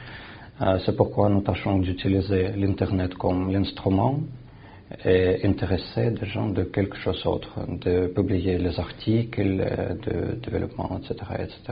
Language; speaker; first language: French; non-native, fluent; Russian